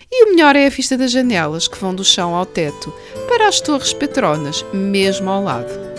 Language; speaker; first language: Portuguese; native; Portuguese